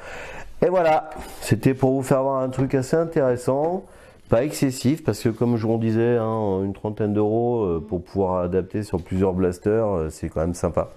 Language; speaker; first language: French; native; French